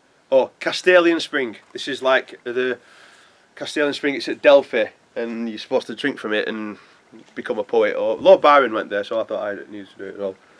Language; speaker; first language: English; native; English